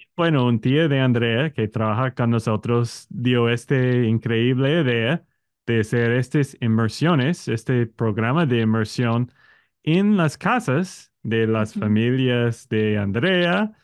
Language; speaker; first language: Spanish; non-native, fluent; English